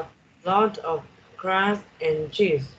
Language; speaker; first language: English; non-native, learner; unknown